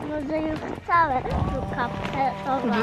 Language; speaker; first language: Polish; early bilingual, heritage; Polish